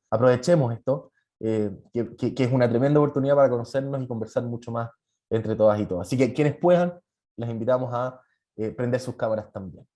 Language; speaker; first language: Spanish; native; Spanish